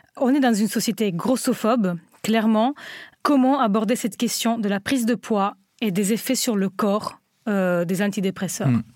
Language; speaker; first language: French; non-native, fluent; Italian